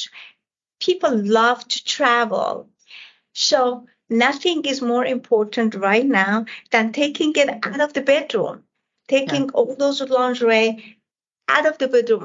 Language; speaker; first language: English; non-native, fluent; Persian